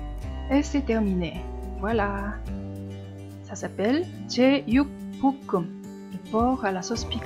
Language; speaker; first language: French; non-native, fluent; Korean